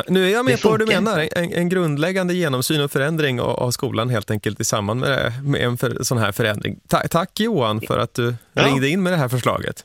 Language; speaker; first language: Swedish; native; Swedish